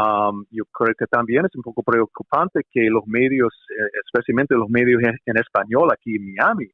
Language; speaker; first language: Spanish; non-native, fluent; English